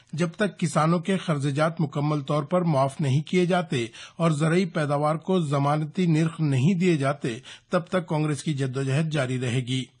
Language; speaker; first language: Urdu; native; Urdu